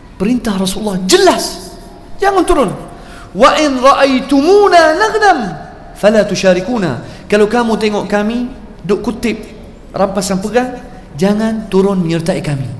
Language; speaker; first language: Malay; non-native, fluent; Arabic